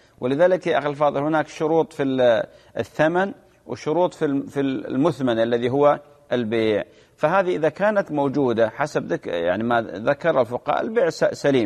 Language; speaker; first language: Arabic; native; Arabic